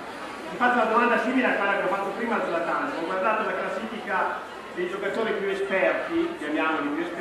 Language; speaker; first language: Italian; native; Italian